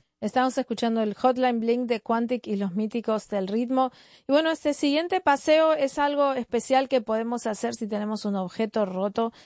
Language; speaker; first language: Spanish; native; Spanish